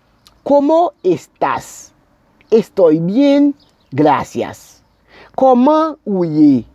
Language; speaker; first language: Spanish; non-native, learner; Haitian Creole